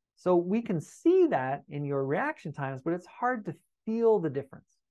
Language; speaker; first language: English; native; English